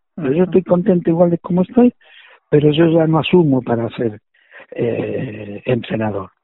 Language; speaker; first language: Spanish; native; Spanish